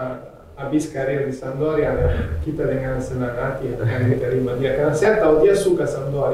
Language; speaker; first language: Indonesian; non-native, fluent; Italian